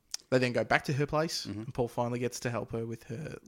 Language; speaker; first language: English; native; English